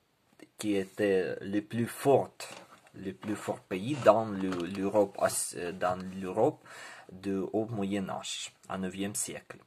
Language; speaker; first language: French; non-native, learner; Ukrainian